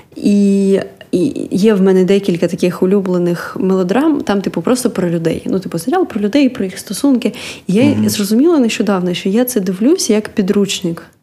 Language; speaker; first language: Ukrainian; native; Ukrainian